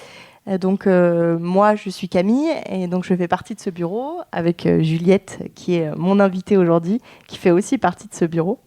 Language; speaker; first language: French; native; French